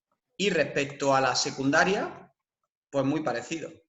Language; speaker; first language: Spanish; native; Spanish